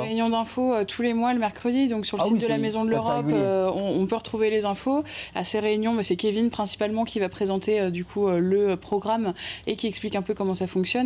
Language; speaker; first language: French; native; French